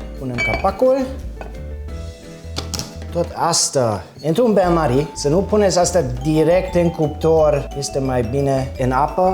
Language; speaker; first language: Romanian; non-native, fluent; German